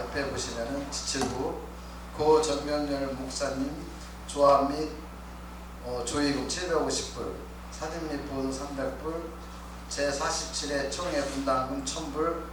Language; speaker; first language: Korean; native; Korean